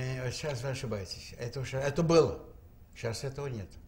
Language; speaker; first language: Russian; native; Russian